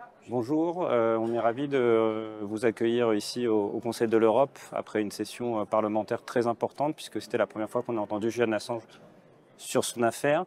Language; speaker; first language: French; native; French